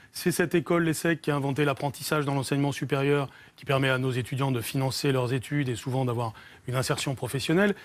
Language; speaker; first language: French; native; French